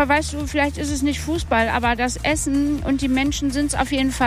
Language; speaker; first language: German; native; German